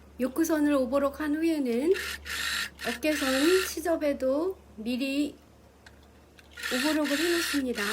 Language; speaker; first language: Korean; native; Korean